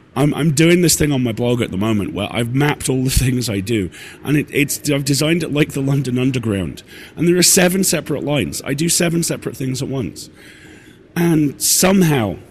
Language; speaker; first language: English; native; English